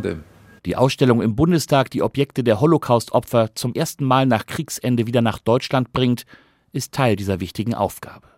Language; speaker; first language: German; native; German